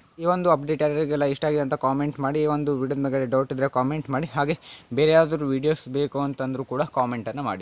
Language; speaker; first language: Kannada; native; Kannada